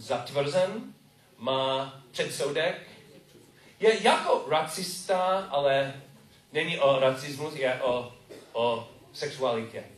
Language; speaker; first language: Czech; non-native, learner; English